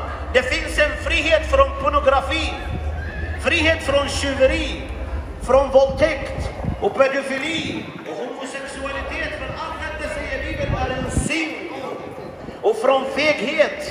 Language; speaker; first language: Swedish; non-native, fluent; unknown